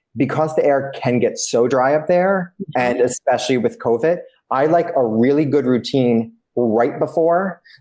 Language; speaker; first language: English; early bilingual, other home language; Italian